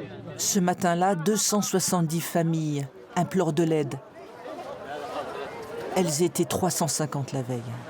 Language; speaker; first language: French; native; French